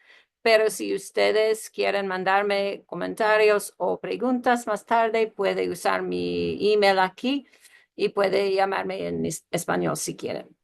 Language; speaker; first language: Spanish; non-native, fluent; English